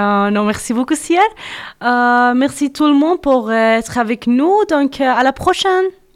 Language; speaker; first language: French; non-native, learner; Persian